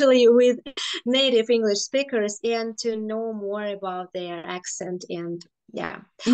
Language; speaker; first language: English; non-native, fluent; Russian